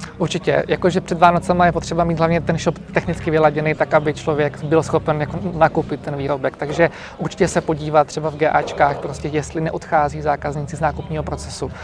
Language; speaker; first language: Czech; native; Czech